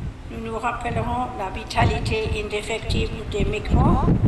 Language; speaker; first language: French; non-native, fluent; English